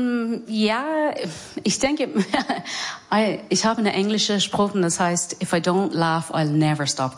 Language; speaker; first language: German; non-native, learner; English